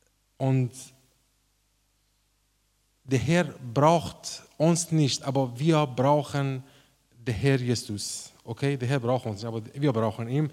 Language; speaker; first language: German; non-native, learner; Persian